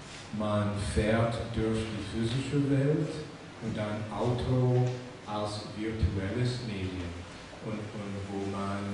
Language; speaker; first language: German; non-native, fluent; English